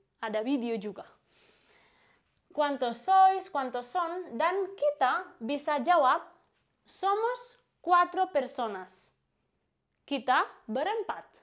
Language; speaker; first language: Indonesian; non-native, fluent; Spanish